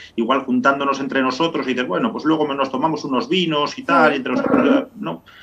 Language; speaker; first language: Spanish; native; Spanish